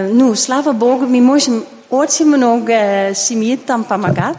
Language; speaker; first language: Russian; non-native, learner; Dutch